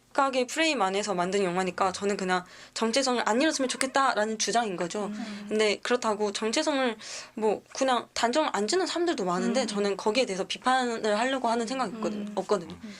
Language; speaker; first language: Korean; native; Korean